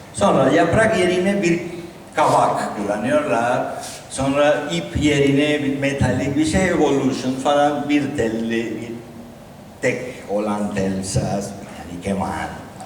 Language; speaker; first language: Turkish; non-native, learner; Spanish